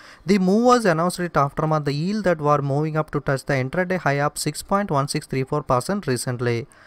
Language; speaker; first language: English; non-native, local second language; Telugu